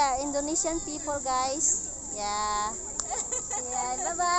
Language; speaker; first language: English; non-native, learner; Filipino